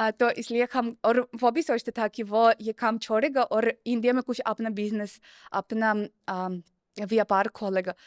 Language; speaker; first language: Hindi; non-native, fluent; Russian